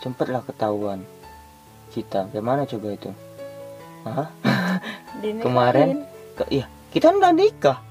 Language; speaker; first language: Indonesian; native; Indonesian